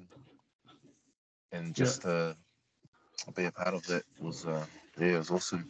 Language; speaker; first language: English; native; English